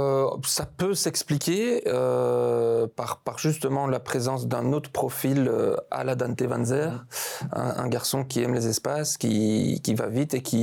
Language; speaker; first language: French; native; French